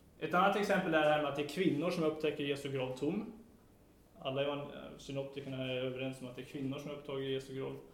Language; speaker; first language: Swedish; native; Swedish